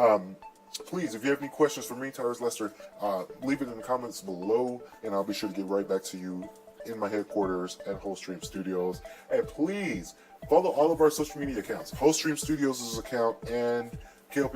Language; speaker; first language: English; native; English